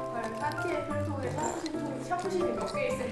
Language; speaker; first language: Korean; native; Korean